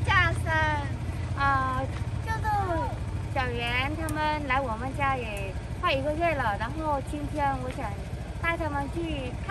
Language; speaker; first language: Chinese; non-native, fluent; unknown